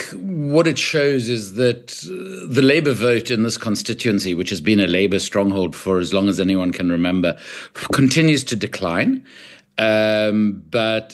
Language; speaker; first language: English; native; English